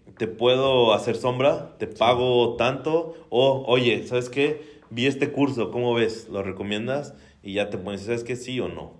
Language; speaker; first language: Spanish; native; Spanish